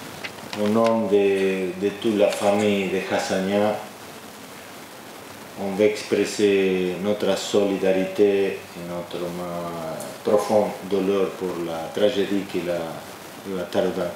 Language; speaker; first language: French; non-native, fluent; Spanish